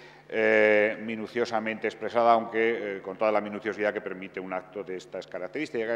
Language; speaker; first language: Spanish; native; Spanish